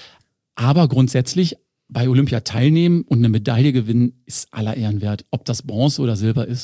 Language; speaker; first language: German; native; German